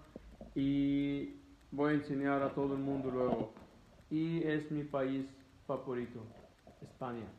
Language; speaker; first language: Spanish; non-native, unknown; Arabic